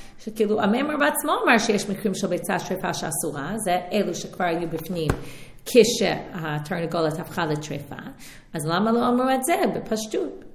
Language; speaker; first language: Hebrew; non-native, fluent; English